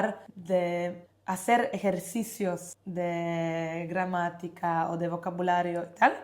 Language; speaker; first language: Spanish; non-native, fluent; Polish